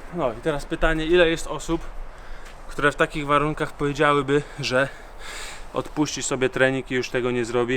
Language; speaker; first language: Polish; early bilingual, heritage; Polish